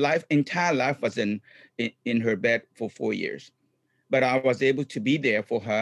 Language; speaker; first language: English; non-native, fluent; Japanese